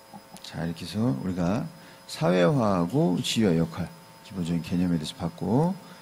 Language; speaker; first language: Korean; native; Korean